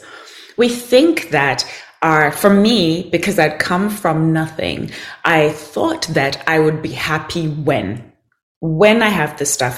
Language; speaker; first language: English; non-native, local second language; Shona